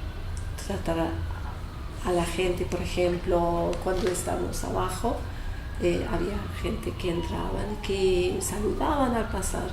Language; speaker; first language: Spanish; non-native, fluent; English